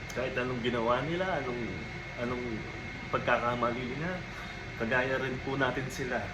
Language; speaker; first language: Filipino; non-native, local second language; Pampanga